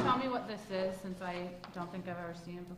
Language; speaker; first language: English; native; English